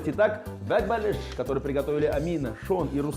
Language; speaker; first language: Russian; native; Russian